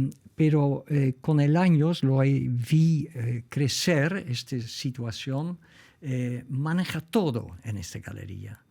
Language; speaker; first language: Spanish; non-native, fluent; Dutch